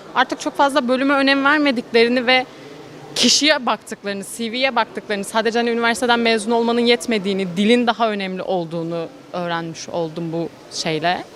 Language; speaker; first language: Turkish; native; Turkish